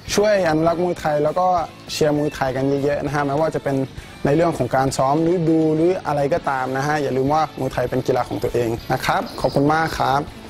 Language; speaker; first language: Thai; non-native, fluent; French